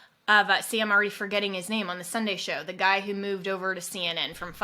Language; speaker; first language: English; native; English